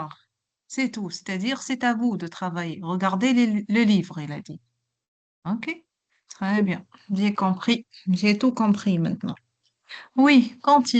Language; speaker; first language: French; non-native, local second language; Arabic